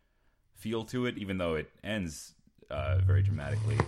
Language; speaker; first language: English; native; English